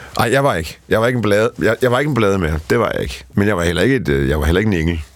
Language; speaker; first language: Danish; early bilingual, other home language; Polish